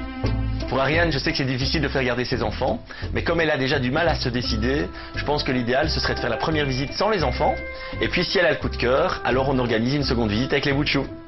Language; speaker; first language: French; native; French